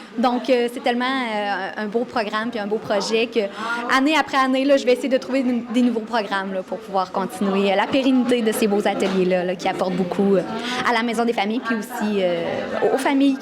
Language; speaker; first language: French; native; French